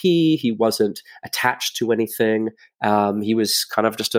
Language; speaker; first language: English; native; English